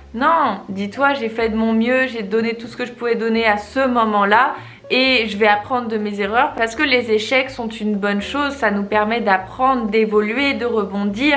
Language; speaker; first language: French; native; French